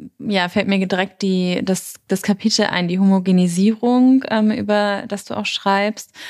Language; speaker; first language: German; native; German